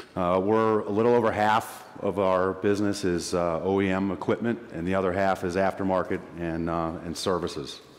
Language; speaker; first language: English; native; English